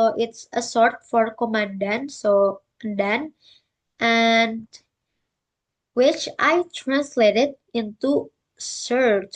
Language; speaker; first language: English; non-native, learner; Indonesian